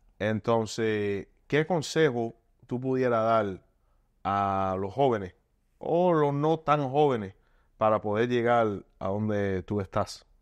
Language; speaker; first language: Spanish; early bilingual, heritage; Spanish